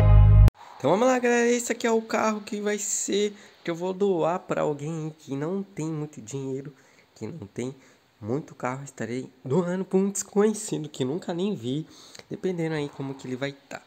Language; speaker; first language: Portuguese; native; Portuguese